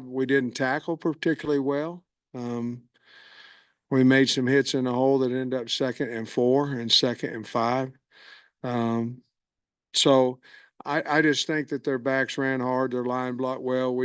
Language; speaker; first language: English; native; English